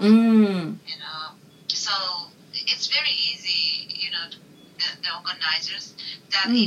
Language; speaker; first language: English; non-native, learner; Japanese